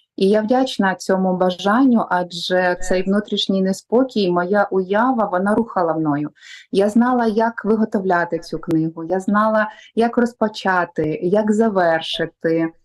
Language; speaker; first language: Ukrainian; native; Ukrainian